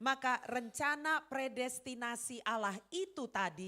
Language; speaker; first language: Indonesian; native; Indonesian